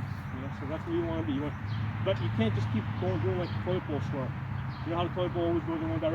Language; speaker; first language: English; native; English